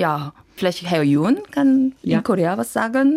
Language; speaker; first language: German; non-native, fluent; Korean